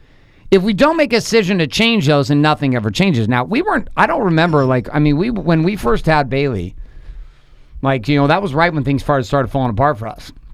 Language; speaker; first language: English; native; English